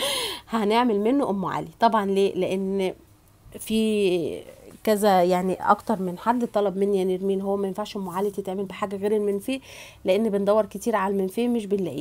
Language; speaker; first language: Arabic; native; Arabic